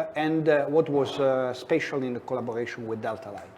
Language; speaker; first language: English; non-native, fluent; Italian